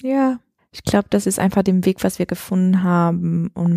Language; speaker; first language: German; non-native, fluent; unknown